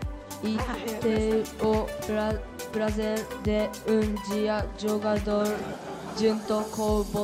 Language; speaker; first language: Portuguese; non-native, learner; Japanese